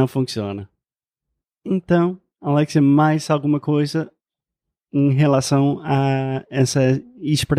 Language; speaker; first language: Portuguese; non-native, fluent; English